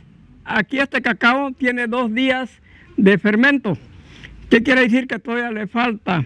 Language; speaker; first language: Spanish; native; Spanish